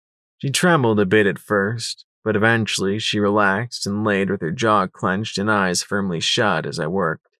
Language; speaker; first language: English; native; English